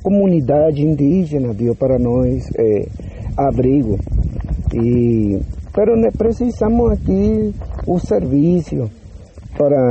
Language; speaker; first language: Portuguese; non-native, learner; Spanish